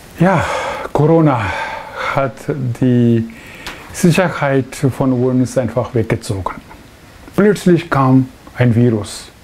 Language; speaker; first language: German; non-native, fluent; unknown